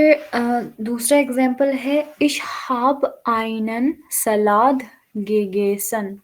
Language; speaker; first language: German; non-native, fluent; Urdu